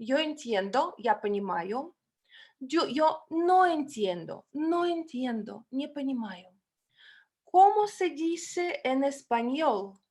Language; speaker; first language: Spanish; non-native, fluent; Russian